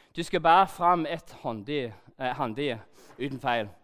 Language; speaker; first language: Norwegian; non-native, learner; English